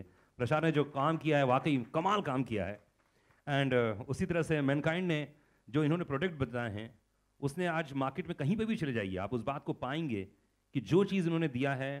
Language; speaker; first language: Hindi; native; Hindi